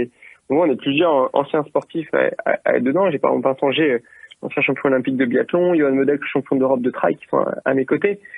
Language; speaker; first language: French; native; French